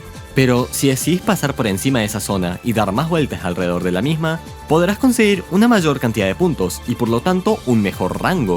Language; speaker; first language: Spanish; native; Spanish